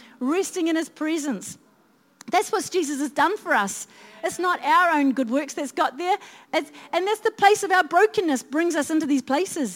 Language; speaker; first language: English; native; English